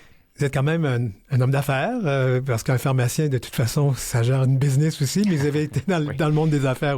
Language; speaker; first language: French; native; French